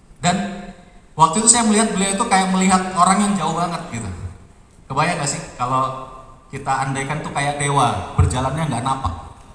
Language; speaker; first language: Indonesian; native; Indonesian